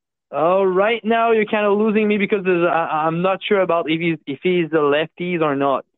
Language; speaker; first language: English; non-native, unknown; French